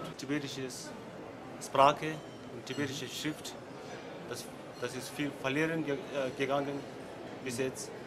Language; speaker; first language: German; non-native, learner; Tibetan